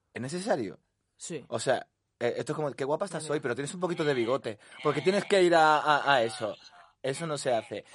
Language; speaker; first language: Spanish; native; Spanish